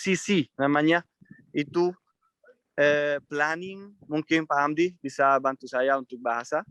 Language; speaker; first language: Indonesian; non-native, fluent; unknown